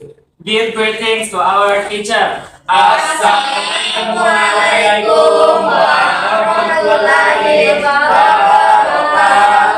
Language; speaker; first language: English; non-native, learner; Indonesian